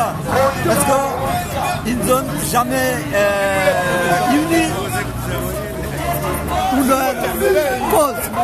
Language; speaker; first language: French; non-native, fluent; Bangla